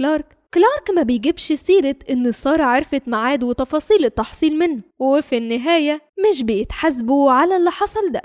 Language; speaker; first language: Arabic; native; Arabic